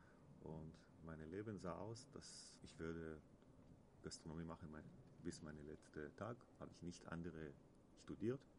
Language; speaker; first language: German; non-native, learner; Hebrew